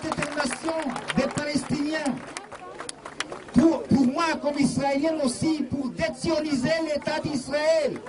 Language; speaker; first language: French; non-native, fluent; Hebrew